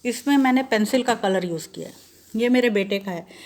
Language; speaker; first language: Hindi; non-native, local second language; Kannada